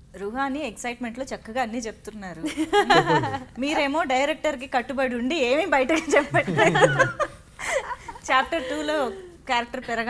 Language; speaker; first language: Telugu; native; Telugu